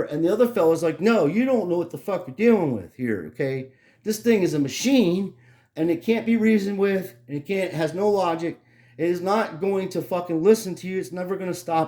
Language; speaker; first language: English; native; English